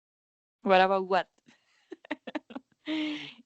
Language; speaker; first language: English; non-native, learner; Spanish